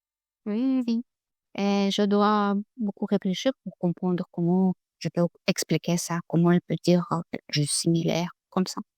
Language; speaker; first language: French; non-native, learner; Russian